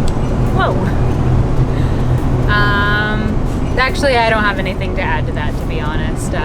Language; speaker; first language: English; native; English